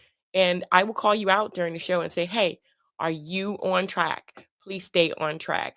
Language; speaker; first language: English; native; English